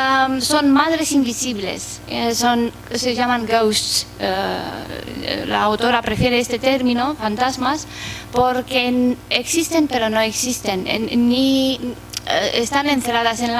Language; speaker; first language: Spanish; non-native, fluent; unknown